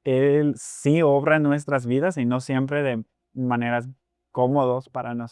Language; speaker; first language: Spanish; non-native, fluent; English